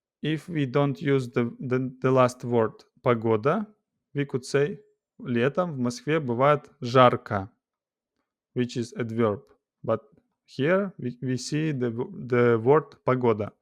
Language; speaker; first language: English; non-native, fluent; Russian